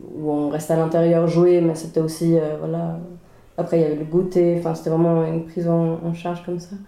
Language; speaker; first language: French; early bilingual, other home language; Swedish